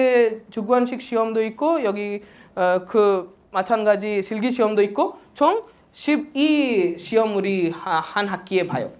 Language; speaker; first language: Korean; non-native, fluent; Odia